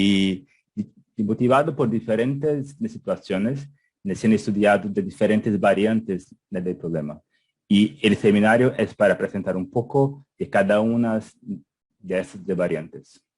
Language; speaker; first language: Spanish; non-native, fluent; Portuguese